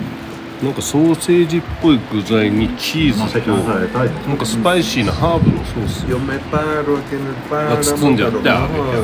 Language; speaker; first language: Japanese; native; Japanese